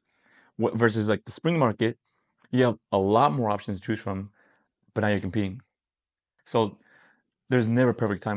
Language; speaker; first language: English; native; English